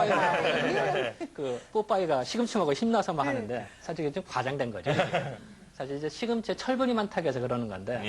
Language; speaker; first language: Korean; native; Korean